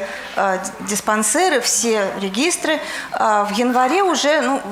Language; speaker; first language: Russian; native; Russian